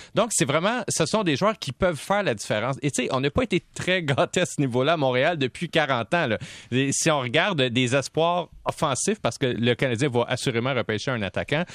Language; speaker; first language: French; native; French